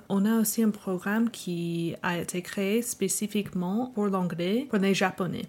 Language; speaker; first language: French; non-native, fluent; English